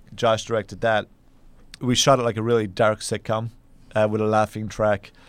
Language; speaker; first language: English; native; English